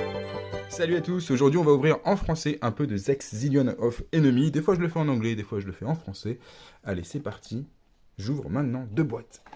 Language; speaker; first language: French; native; French